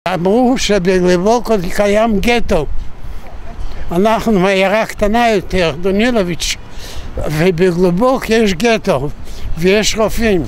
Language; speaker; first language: Hebrew; non-native, fluent; Yiddish